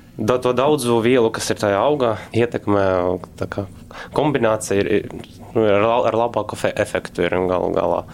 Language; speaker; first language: Latvian; non-native, local second language; Russian